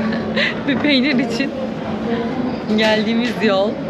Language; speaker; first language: Turkish; non-native, learner; Korean